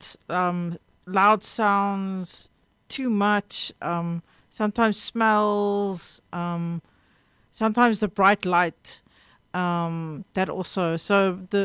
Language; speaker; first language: English; native; English